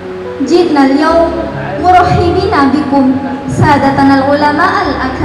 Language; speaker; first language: Arabic; non-native, learner; Indonesian